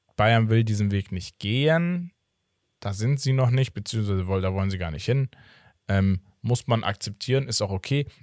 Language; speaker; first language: German; early bilingual, other home language; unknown